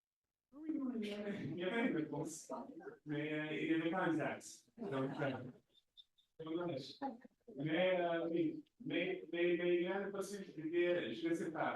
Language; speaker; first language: French; non-native, fluent; English